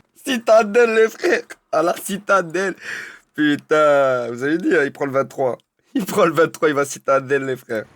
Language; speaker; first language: French; native; French